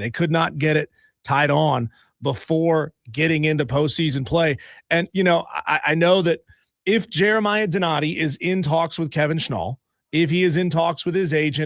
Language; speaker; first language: English; native; English